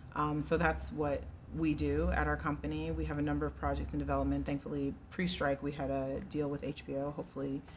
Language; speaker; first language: English; native; English